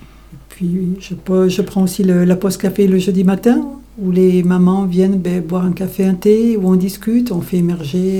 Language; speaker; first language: French; native; French